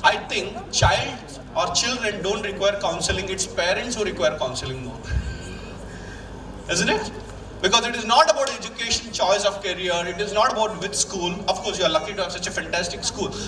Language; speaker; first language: English; non-native, local second language; Malayalam